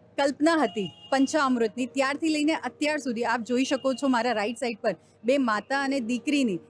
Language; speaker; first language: Gujarati; non-native, local second language; Sindhi